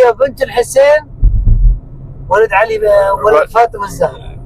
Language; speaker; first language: Arabic; non-native, learner; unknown